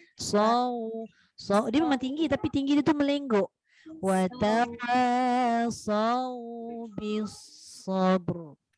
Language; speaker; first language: Malay; native; Malay